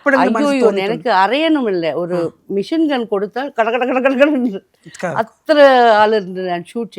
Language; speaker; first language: Malayalam; non-native, local second language; Tamil